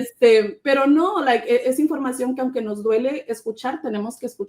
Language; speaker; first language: Spanish; early bilingual, other home language; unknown